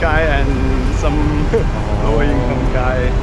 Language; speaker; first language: English; non-native, learner; Cantonese